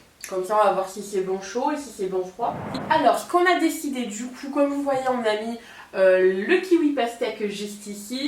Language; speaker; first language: French; native; French